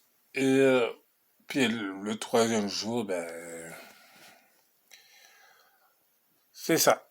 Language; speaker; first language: French; non-native, local second language; Haitian Creole